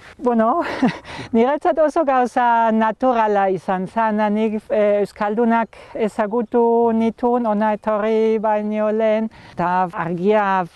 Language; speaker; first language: Basque; non-native, fluent; German